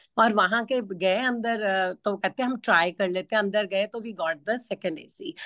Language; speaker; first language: Hindi; native; Hindi